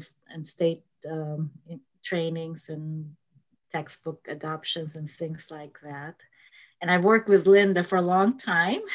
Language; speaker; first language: English; non-native, local second language; Filipino